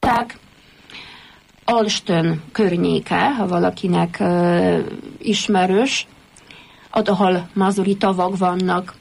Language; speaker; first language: Hungarian; non-native, fluent; Polish